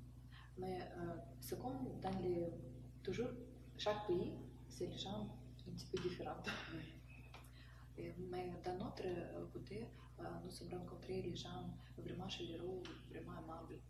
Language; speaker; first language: French; non-native, learner; Russian